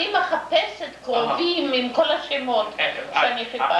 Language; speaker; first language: Hebrew; non-native, fluent; Yiddish